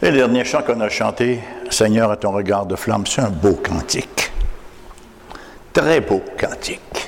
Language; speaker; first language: French; native; French